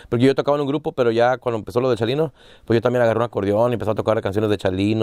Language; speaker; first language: Spanish; early bilingual, heritage; Spanish